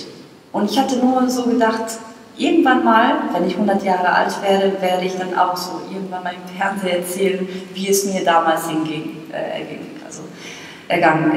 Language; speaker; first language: German; non-native, fluent; Bosnian